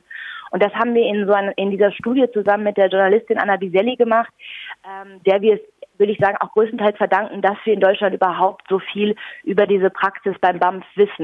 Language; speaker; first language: German; native; German